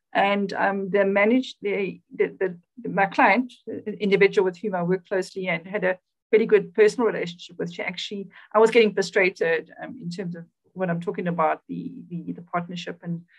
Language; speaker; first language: English; native; English